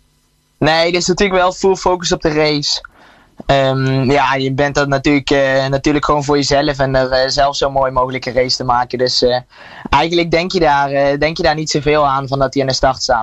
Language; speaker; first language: Dutch; native; Dutch